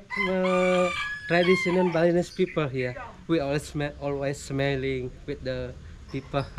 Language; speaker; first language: English; non-native, learner; Balinese